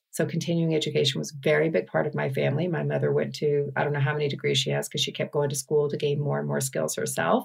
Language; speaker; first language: English; native; English